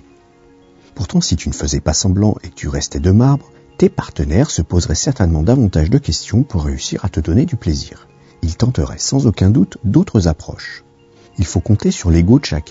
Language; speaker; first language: French; native; French